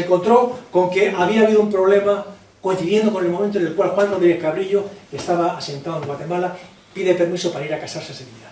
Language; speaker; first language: Spanish; native; Spanish